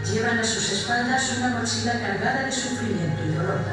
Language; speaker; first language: Spanish; native; Spanish